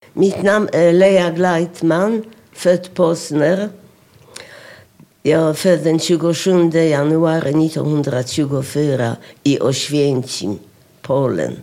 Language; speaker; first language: Swedish; non-native, fluent; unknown